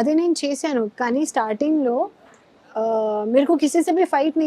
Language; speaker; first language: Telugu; non-native, learner; Hindi